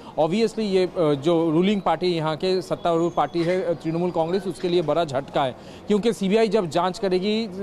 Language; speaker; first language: Hindi; non-native, local second language; Bangla